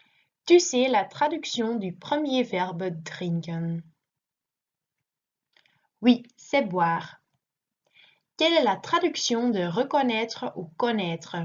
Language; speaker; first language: French; non-native, learner; Dutch